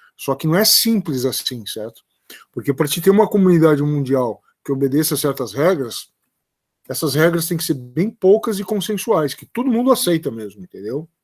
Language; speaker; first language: Portuguese; native; Portuguese